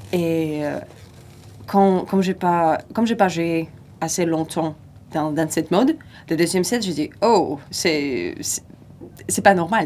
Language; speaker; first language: French; non-native, fluent; Russian